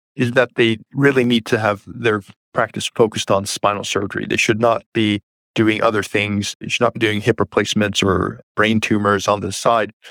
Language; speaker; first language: English; early bilingual, other home language; Persian